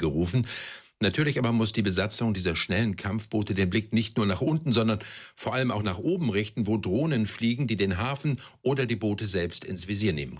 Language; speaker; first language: German; native; German